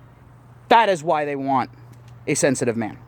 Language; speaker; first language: English; native; English